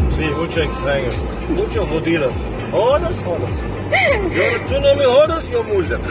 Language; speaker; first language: Spanish; non-native, learner; Turkish